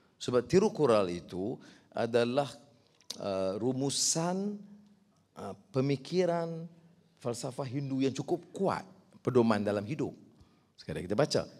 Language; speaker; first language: Malay; native; Malay